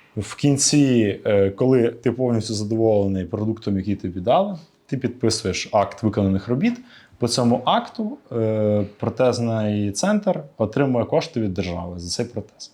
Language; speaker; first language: Ukrainian; non-native, local second language; Russian